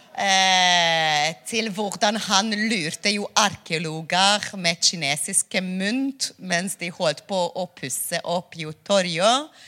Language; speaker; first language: Norwegian; non-native, fluent; Hungarian